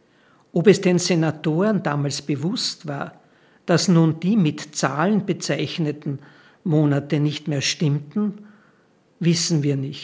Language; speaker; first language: German; native; German